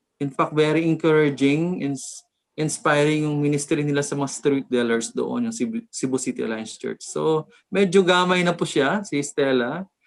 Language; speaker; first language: Filipino; native; Filipino